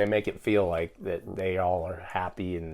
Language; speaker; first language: English; native; English